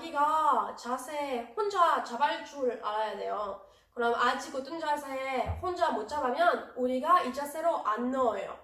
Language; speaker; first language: Korean; non-native, learner; French